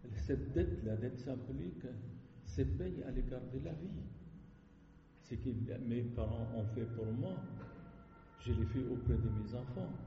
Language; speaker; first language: French; non-native, local second language; Arabic